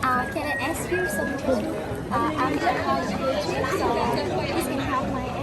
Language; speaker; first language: English; non-native, learner; Vietnamese